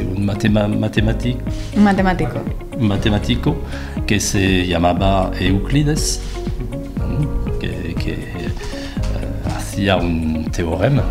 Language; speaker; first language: Spanish; non-native, fluent; French